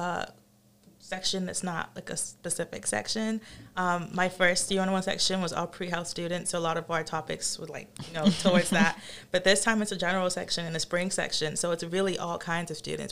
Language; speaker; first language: English; non-native, local second language; Yoruba